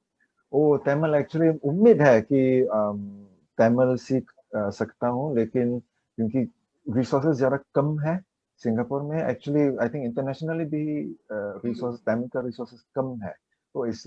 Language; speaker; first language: Hindi; non-native, learner; Chinese